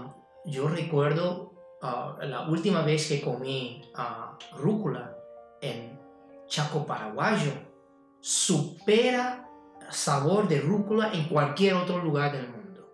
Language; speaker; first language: Spanish; non-native, fluent; Chinese